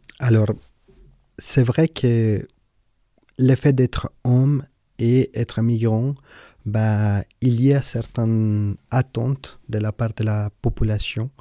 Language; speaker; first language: French; non-native, fluent; Spanish